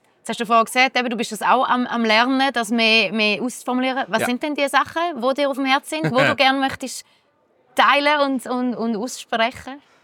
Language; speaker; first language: German; native; German